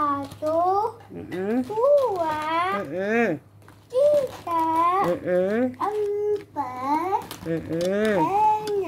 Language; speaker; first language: Indonesian; native; Indonesian